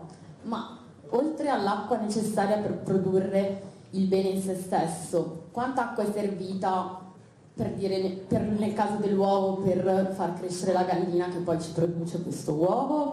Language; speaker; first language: Italian; native; Italian